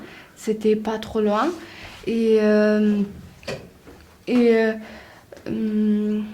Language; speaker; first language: French; non-native, learner; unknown